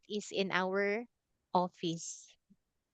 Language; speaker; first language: English; non-native, fluent; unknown